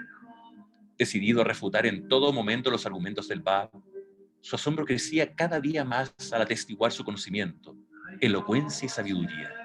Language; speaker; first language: Spanish; native; Spanish